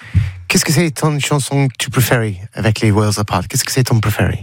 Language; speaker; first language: French; non-native, learner; English